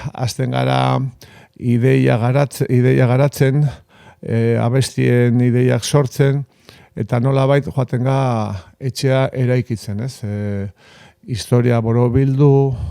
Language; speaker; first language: Basque; non-native, local second language; Spanish